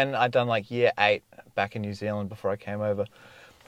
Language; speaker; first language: English; native; English